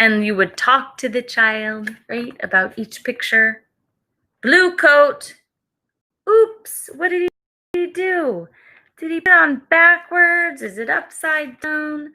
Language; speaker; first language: English; native; English